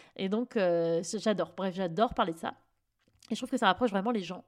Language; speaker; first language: French; native; French